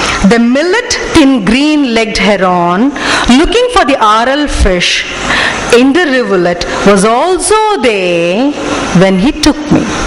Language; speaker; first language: English; non-native, local second language; Tamil